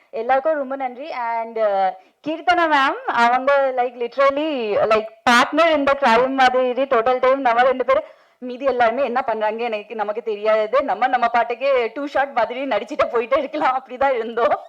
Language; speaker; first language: Tamil; non-native, fluent; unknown